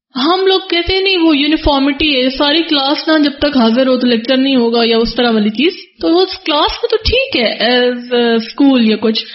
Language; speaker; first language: Urdu; native; Urdu